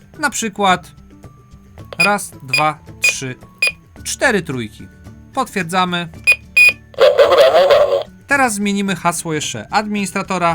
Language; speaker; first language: Polish; native; Polish